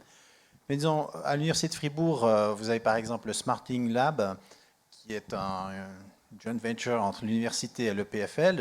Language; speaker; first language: French; native; French